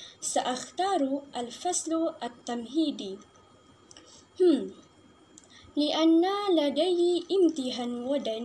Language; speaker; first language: Arabic; non-native, learner; Malay